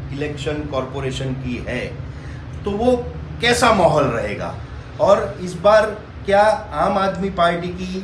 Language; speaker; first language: Hindi; non-native, local second language; Gujarati